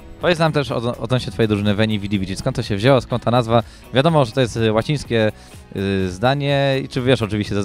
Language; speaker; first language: Polish; native; Polish